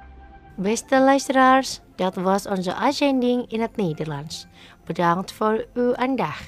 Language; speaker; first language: Dutch; non-native, fluent; Indonesian